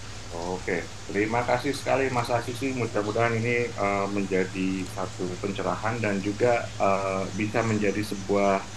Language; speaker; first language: Indonesian; native; Indonesian